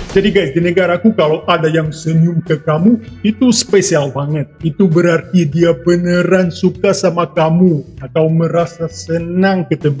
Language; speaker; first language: Indonesian; non-native, fluent; Russian